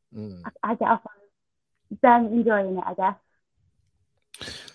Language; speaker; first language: English; native; English